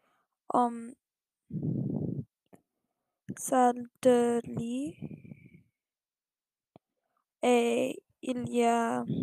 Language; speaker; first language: French; non-native, learner; English